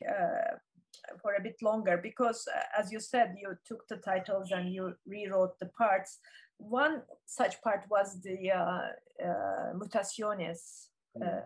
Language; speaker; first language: English; non-native, fluent; Turkish